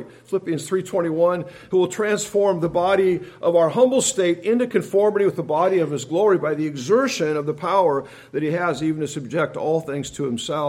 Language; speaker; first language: English; native; English